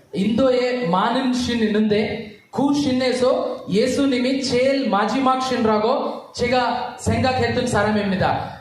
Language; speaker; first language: Korean; non-native, learner; Telugu